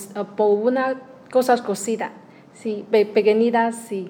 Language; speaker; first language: Spanish; non-native, learner; Chinese